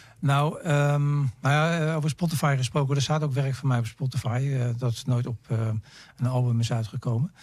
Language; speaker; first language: Dutch; native; Dutch